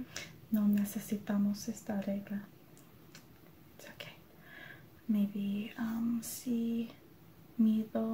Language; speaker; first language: Spanish; non-native, learner; English